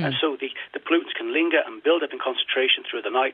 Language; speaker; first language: English; native; English